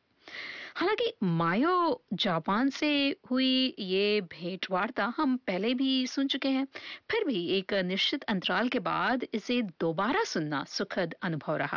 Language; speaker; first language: Hindi; native; Hindi